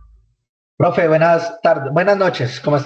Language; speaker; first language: Spanish; native; Spanish